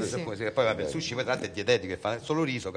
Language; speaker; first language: Italian; native; Italian